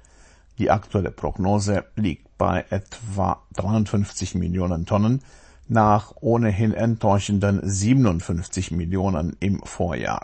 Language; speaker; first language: German; native; German